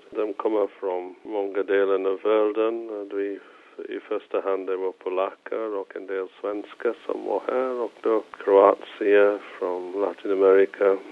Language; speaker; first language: Swedish; non-native, fluent; English